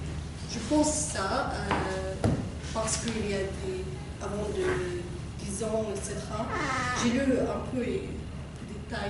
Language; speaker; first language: French; non-native, learner; Arabic